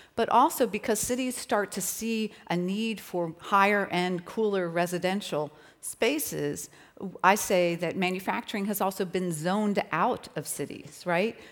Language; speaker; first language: English; native; English